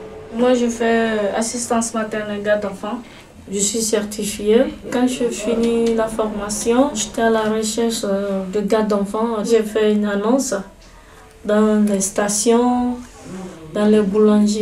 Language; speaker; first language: French; non-native, fluent; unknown